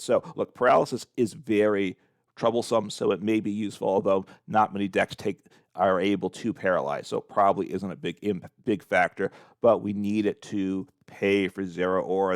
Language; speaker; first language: English; native; English